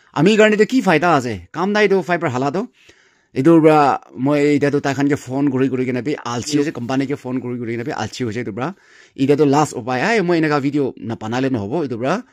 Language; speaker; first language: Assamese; non-native, local second language; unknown